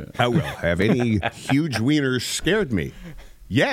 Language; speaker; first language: English; native; English